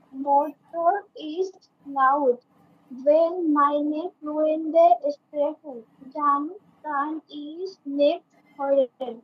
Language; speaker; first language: German; non-native, learner; Bangla